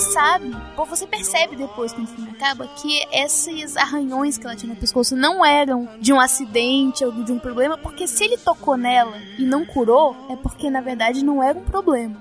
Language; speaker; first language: Portuguese; native; Portuguese